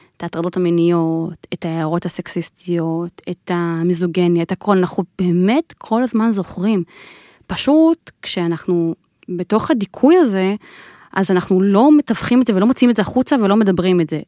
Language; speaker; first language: Hebrew; native; Hebrew